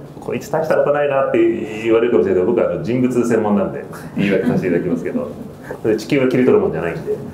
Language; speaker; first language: Japanese; early bilingual, heritage; Japanese